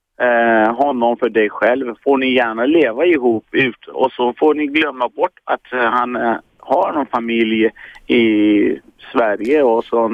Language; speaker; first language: Swedish; early bilingual, other home language; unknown